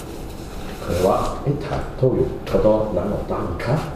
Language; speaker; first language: Japanese; non-native, fluent; English